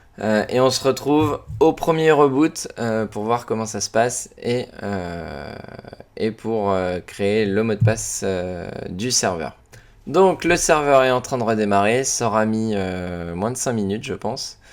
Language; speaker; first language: French; native; French